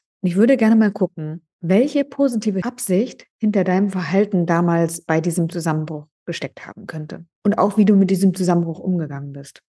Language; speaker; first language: German; native; German